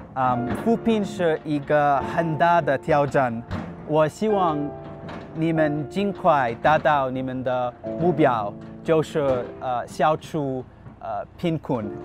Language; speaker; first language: Chinese; non-native, learner; English